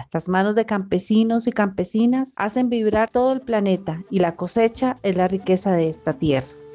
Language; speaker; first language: Spanish; native; Spanish